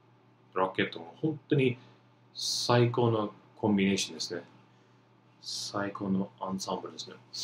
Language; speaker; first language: Japanese; non-native, fluent; English